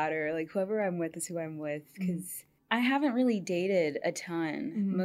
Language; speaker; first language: English; native; English